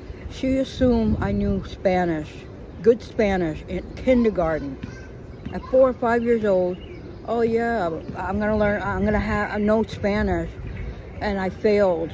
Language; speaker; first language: English; native; English